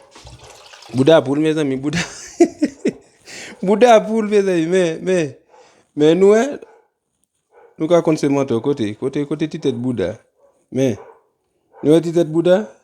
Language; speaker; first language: French; non-native, learner; Haitian Creole